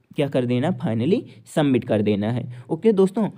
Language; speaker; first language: Hindi; native; Hindi